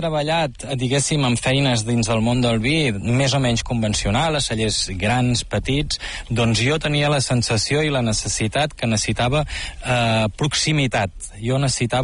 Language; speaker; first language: Catalan; native; Catalan